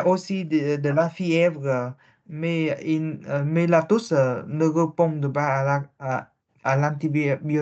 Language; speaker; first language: French; non-native, learner; Vietnamese